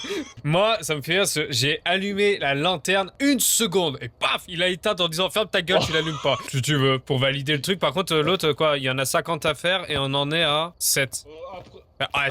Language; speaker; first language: French; native; French